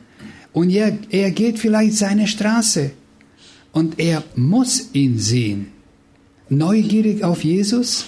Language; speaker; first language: German; non-native, fluent; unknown